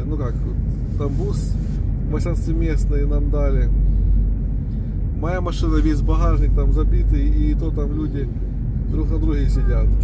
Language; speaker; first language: Russian; native; Russian